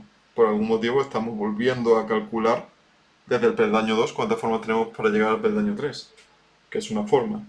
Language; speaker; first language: Spanish; native; Spanish